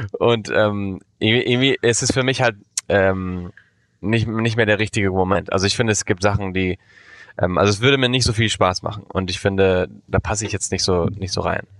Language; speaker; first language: German; early bilingual, heritage; German